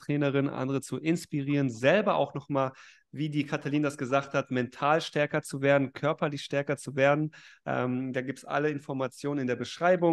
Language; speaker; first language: German; native; German